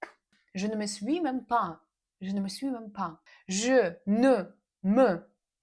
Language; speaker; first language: French; non-native, learner; Russian